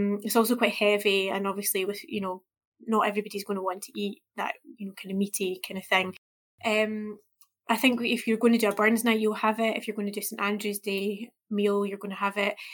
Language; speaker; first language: English; native; English